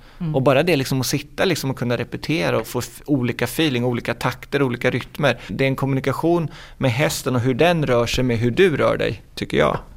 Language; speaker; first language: Swedish; native; Swedish